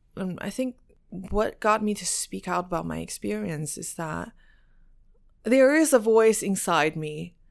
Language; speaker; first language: English; non-native, fluent; Chinese